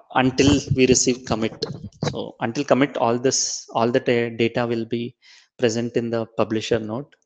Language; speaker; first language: English; non-native, local second language; Tamil